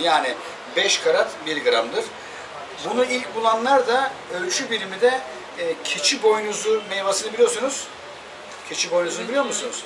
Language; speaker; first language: Turkish; native; Turkish